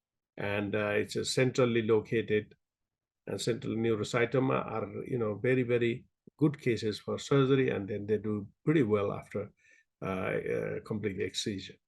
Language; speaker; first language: English; non-native, local second language; Nepali